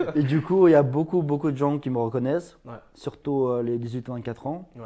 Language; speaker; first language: French; non-native, fluent; Ingush